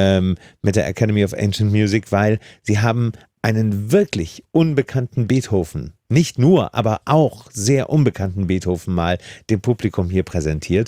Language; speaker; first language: German; native; German